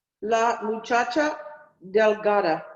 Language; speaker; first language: Spanish; non-native, learner; English